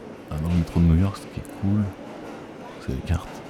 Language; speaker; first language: French; native; French